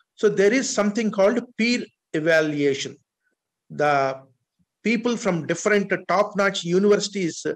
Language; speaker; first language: English; non-native, local second language; Telugu